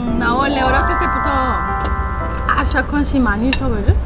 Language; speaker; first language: Korean; non-native, learner; Portuguese